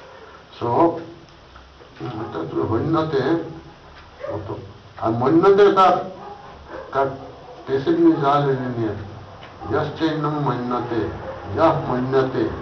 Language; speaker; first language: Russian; non-native, learner; Bangla